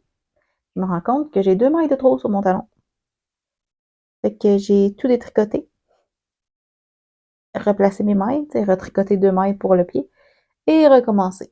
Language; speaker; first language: French; native; French